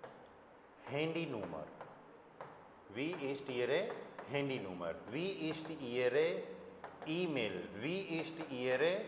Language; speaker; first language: German; non-native, fluent; Hindi